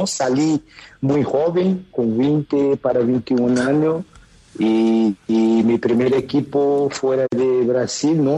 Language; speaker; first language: Spanish; non-native, fluent; Portuguese